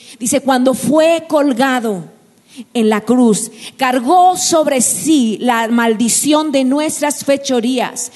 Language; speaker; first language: Spanish; native; Spanish